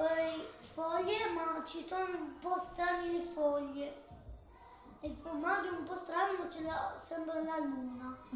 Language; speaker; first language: Italian; early bilingual, other home language; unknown